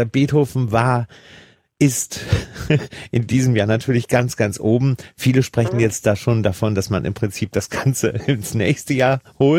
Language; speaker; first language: German; native; German